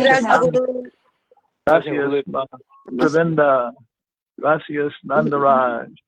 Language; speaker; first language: Spanish; non-native, learner; English